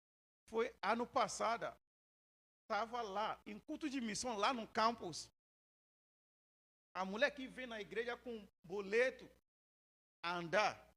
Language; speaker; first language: Portuguese; non-native, learner; Yoruba